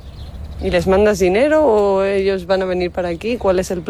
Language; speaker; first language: Spanish; native; Spanish